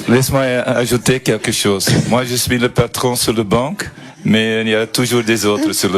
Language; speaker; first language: French; non-native, fluent; Dutch